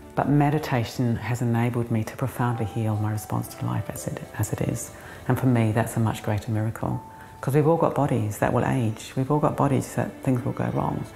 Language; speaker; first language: English; native; English